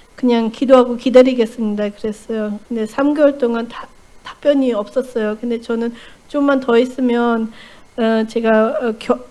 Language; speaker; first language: Korean; non-native, fluent; German